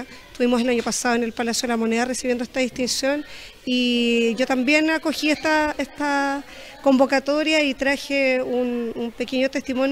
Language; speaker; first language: Spanish; native; Spanish